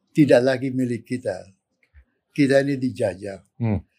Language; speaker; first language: Indonesian; native; Indonesian